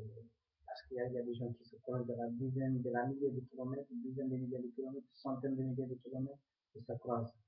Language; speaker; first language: French; non-native, fluent; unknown